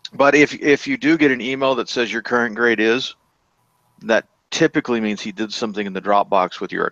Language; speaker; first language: English; native; English